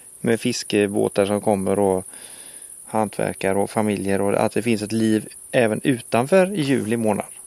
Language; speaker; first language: Swedish; native; Swedish